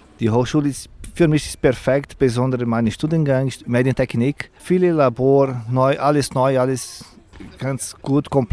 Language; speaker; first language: German; non-native, learner; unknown